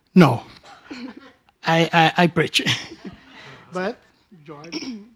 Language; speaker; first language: English; non-native, learner; Portuguese